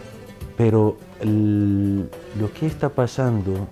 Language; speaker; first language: Spanish; non-native, fluent; Arabic